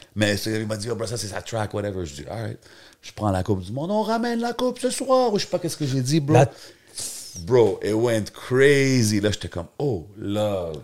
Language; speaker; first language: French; native; French